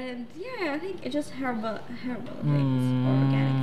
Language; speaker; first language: English; non-native, fluent; Arabic